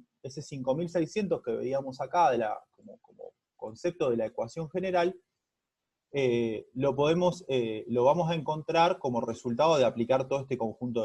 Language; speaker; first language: Spanish; native; Spanish